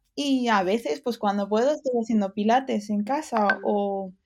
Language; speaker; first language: Spanish; early bilingual, other home language; English